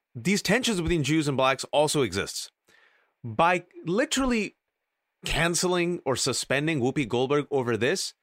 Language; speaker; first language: English; native; English